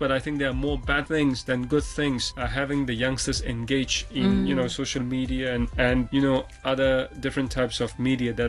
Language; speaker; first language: English; non-native, local second language; Cantonese